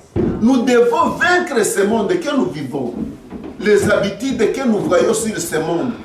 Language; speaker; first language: French; non-native, local second language; Swahili